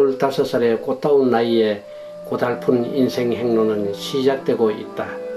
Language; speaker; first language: Korean; native; Korean